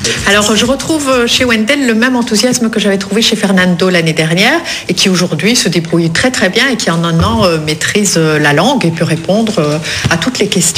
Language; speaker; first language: French; native; French